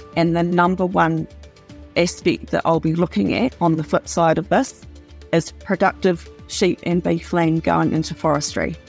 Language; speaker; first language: English; native; English